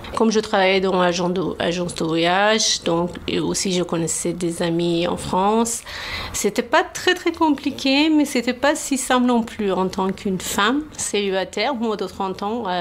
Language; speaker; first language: French; non-native, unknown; Persian